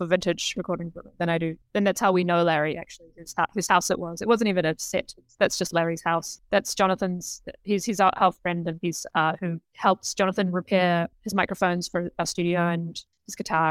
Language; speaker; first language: English; native; English